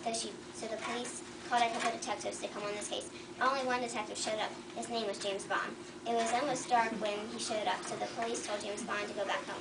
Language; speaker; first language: English; native; English